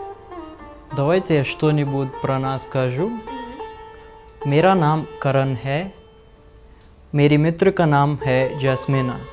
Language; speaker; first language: Russian; non-native, learner; Hindi